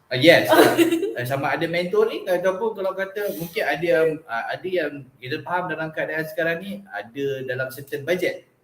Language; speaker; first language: Malay; native; Malay